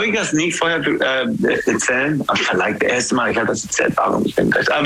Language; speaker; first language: German; non-native, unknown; English